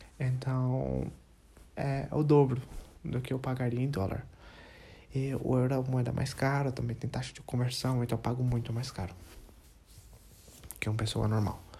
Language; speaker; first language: Portuguese; non-native, learner; English